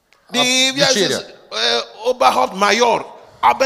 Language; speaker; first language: German; non-native, learner; Russian